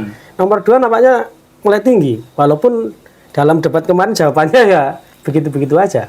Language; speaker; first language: Indonesian; non-native, local second language; Javanese